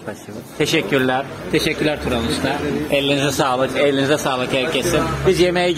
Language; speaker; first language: Turkish; non-native, learner; Russian